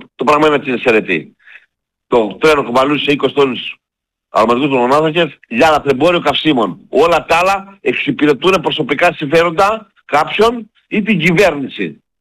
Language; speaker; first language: Greek; native; Greek